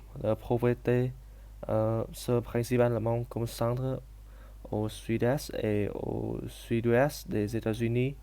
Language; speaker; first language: French; non-native, learner; Vietnamese